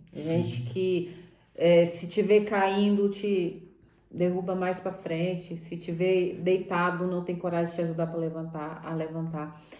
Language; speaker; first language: Portuguese; native; Portuguese